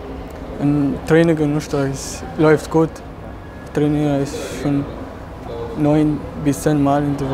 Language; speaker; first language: German; non-native, learner; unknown